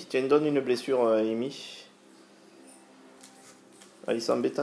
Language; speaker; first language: French; native; French